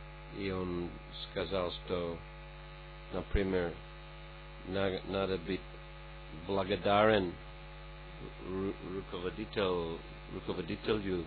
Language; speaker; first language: Russian; non-native, fluent; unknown